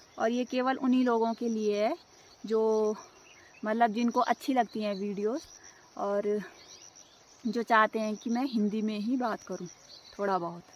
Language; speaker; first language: Hindi; non-native, local second language; Garhwali